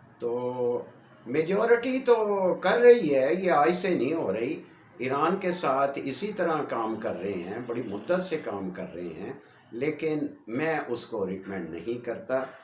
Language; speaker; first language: Urdu; non-native, local second language; Punjabi